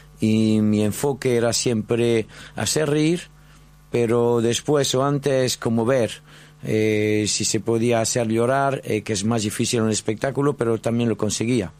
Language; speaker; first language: Spanish; non-native, fluent; French